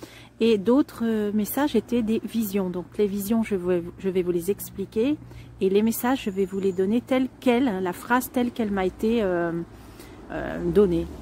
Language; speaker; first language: French; native; French